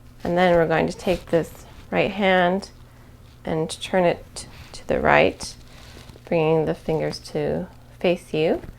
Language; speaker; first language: English; native; English